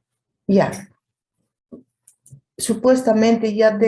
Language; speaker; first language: Spanish; native; Spanish